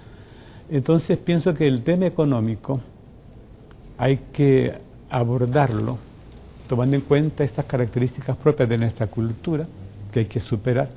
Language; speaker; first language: Spanish; native; Spanish